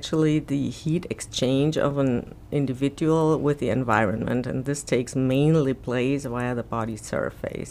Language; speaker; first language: English; non-native, fluent; German